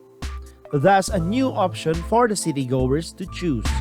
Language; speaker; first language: English; non-native, local second language; Filipino